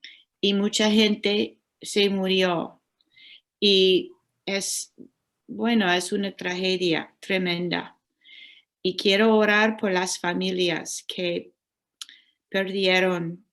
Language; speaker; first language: Spanish; non-native, learner; English